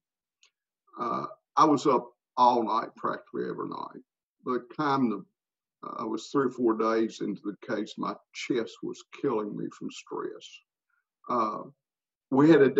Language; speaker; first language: English; native; English